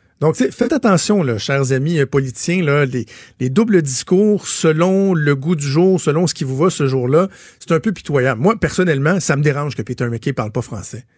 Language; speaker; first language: French; native; French